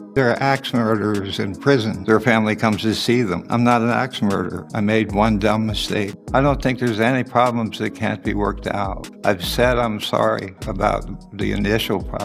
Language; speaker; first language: English; native; English